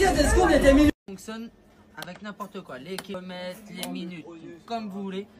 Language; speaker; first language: French; native; French